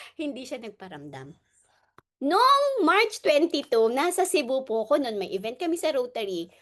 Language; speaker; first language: Filipino; non-native, local second language; Hiligaynon